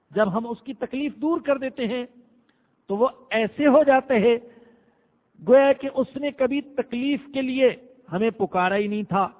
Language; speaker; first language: Urdu; non-native, local second language; Punjabi